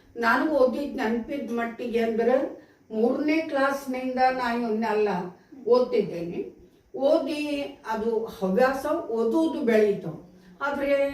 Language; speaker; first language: Kannada; native; Kannada